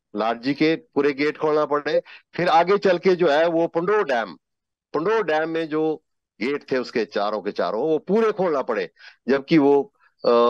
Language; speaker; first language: Hindi; native; Hindi